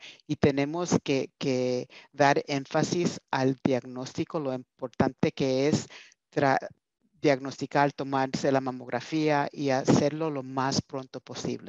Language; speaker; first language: Spanish; early bilingual, heritage; Spanish